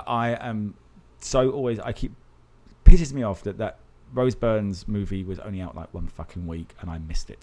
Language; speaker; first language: English; native; English